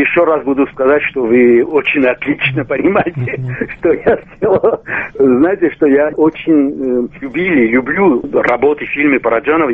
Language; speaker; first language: Russian; non-native, local second language; Armenian